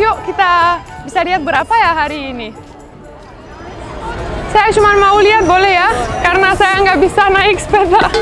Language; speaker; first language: Indonesian; non-native, fluent; Romanian